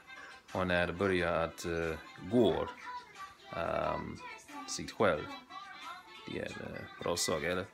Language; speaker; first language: Swedish; non-native, learner; English